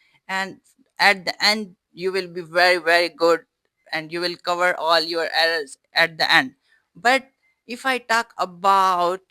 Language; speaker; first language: English; non-native, fluent; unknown